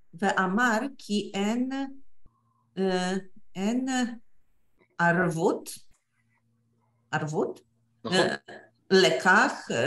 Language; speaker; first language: Hebrew; non-native, fluent; Polish